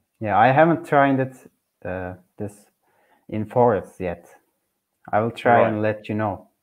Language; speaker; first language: English; non-native, learner; Turkish